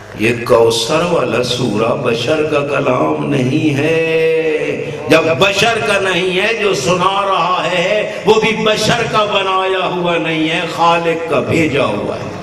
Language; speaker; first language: Urdu; non-native, local second language; Punjabi